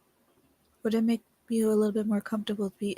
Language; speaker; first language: English; native; English